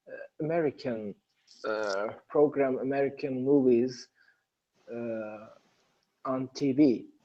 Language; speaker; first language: English; non-native, learner; Persian